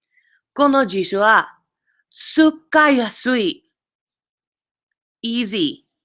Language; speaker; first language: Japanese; non-native, fluent; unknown